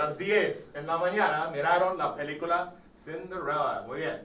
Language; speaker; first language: Spanish; non-native, fluent; English